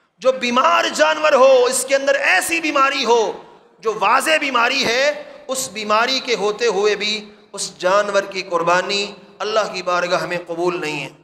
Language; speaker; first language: Urdu; non-native, local second language; Punjabi